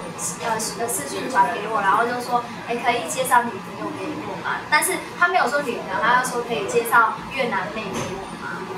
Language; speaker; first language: Chinese; non-native, fluent; Vietnamese